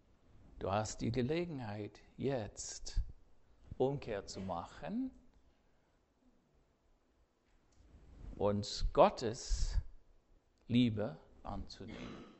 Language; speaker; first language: German; non-native, fluent; English